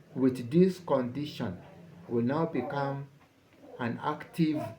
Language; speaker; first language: English; non-native, local second language; Yoruba